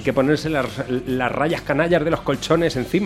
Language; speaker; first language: Spanish; native; Spanish